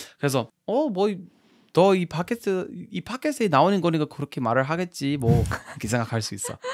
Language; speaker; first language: Korean; non-native, fluent; English